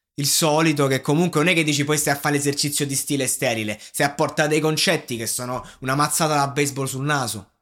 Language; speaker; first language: Italian; native; Italian